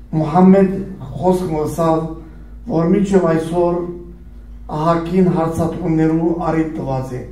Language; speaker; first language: Armenian; early bilingual, heritage; Armenian